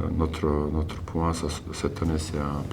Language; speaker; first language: French; non-native, learner; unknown